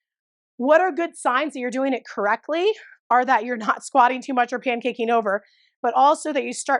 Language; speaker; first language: English; native; English